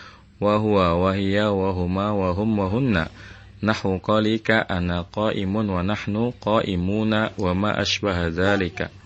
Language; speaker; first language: Arabic; non-native, fluent; Indonesian